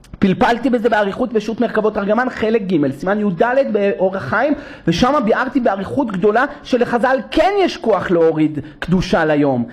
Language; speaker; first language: Hebrew; native; Hebrew